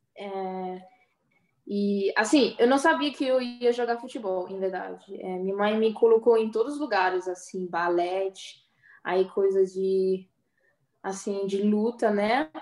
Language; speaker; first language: Portuguese; early bilingual, heritage; Portuguese